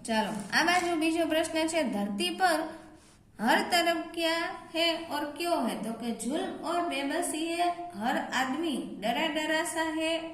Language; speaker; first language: Hindi; non-native, local second language; Gujarati